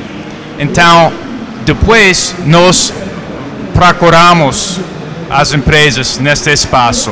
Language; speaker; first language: Portuguese; non-native, fluent; English